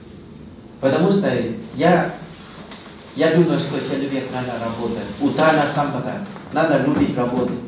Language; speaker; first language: Russian; non-native, learner; Thai